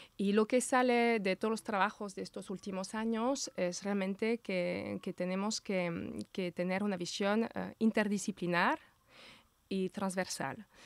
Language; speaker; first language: Spanish; non-native, fluent; French